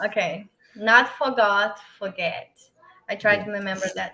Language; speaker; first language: English; non-native, learner; Portuguese